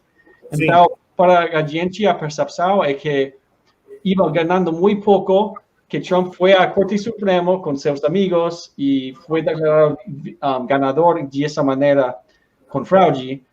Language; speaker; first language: Portuguese; non-native, learner; Spanish